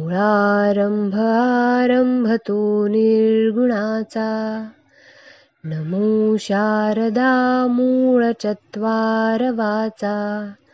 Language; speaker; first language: Hindi; non-native, local second language; Marathi